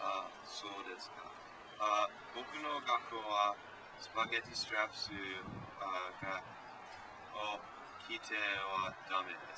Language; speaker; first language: Japanese; non-native, learner; English